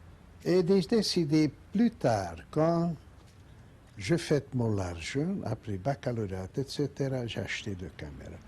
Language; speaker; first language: French; non-native, learner; Hungarian